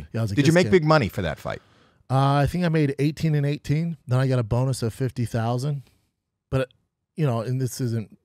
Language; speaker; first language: English; native; English